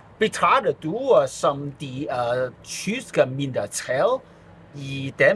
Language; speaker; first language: Danish; non-native, learner; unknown